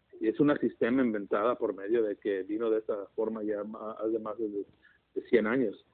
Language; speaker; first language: Spanish; early bilingual, heritage; Spanish